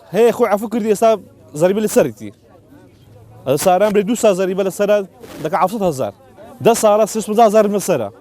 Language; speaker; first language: Central Kurdish; native; Central Kurdish